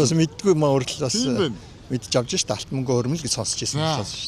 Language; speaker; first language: Mongolian; native; Mongolian